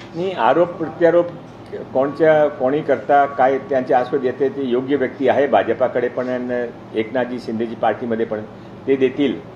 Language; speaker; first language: Marathi; non-native, local second language; Hindi